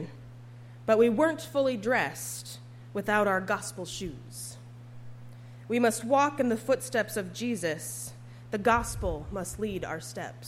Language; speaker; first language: English; native; English